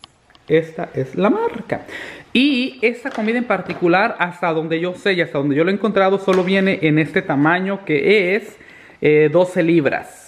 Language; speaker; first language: Spanish; native; Spanish